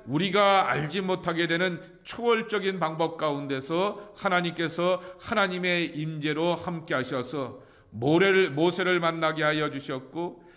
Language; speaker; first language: Korean; native; Korean